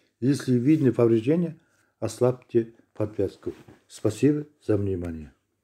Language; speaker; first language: Russian; non-native, local second language; Kazakh